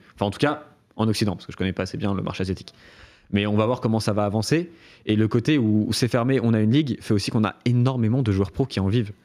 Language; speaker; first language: French; native; French